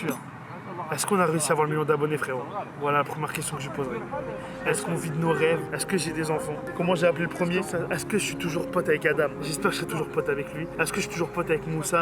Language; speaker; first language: French; native; French